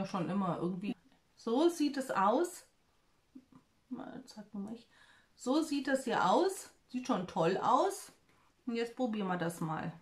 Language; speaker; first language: German; native; German